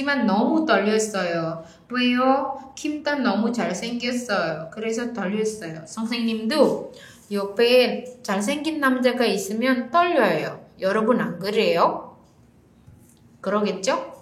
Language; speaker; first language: Korean; non-native, fluent; Indonesian